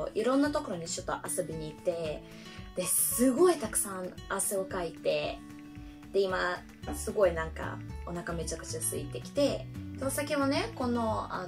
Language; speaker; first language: Japanese; non-native, fluent; Russian